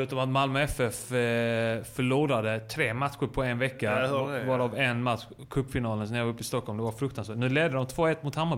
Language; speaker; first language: Swedish; native; Swedish